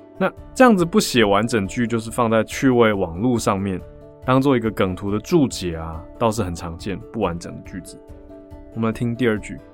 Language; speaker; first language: Chinese; native; Chinese